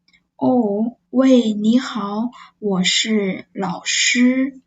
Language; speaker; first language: Chinese; non-native, fluent; English